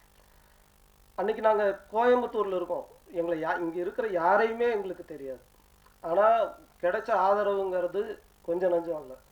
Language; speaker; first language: Tamil; native; Tamil